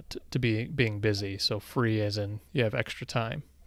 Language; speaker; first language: English; native; English